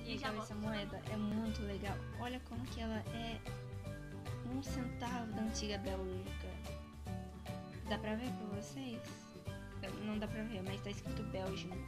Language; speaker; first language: Portuguese; early bilingual, heritage; Portuguese